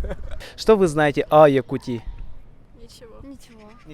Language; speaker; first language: Russian; non-native, local second language; Yakut